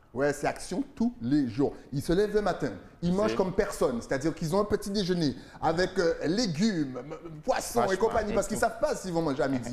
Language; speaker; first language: French; native; French